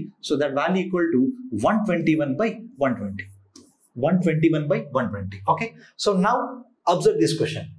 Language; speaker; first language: English; non-native, local second language; Telugu